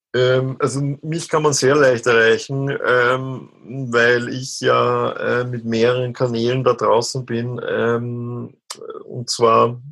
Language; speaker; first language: German; native; German